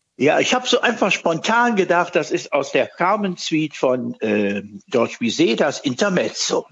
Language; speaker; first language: German; native; German